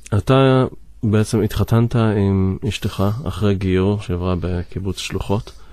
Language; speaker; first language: Hebrew; native; Hebrew